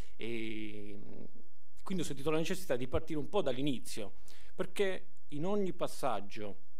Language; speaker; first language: Italian; native; Italian